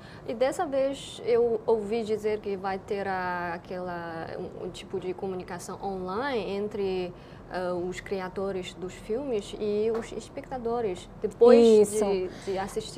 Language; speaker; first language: Portuguese; non-native, fluent; Chinese